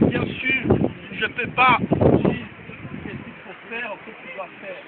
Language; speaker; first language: French; non-native, fluent; Portuguese